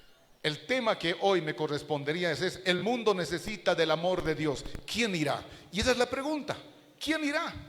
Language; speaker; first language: Spanish; native; Spanish